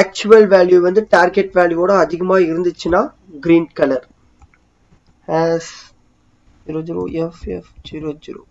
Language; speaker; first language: Tamil; native; Tamil